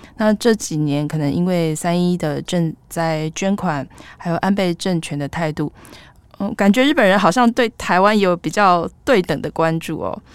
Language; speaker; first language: Chinese; native; Chinese